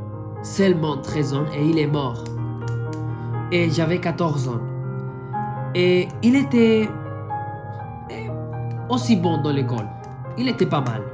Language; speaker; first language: French; non-native, fluent; Spanish